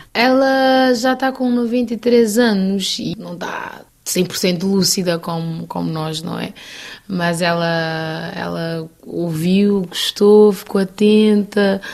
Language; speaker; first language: Portuguese; non-native, local second language; Kabuverdianu